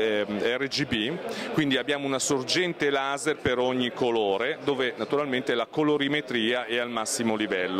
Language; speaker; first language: Italian; native; Italian